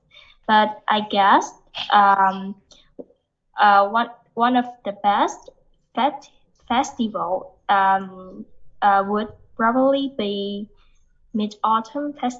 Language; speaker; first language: English; non-native, learner; Vietnamese